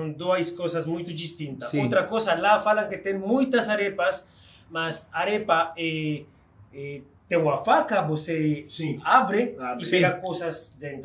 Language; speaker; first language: Portuguese; non-native, fluent; Spanish